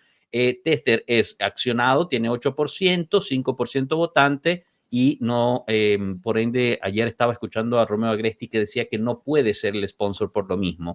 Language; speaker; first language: Spanish; native; Spanish